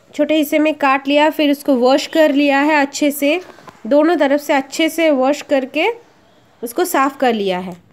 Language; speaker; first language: Hindi; non-native, local second language; Bangla